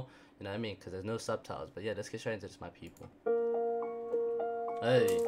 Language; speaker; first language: English; native; English